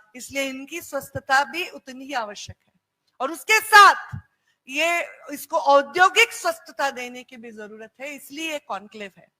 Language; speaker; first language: Hindi; non-native, local second language; Marathi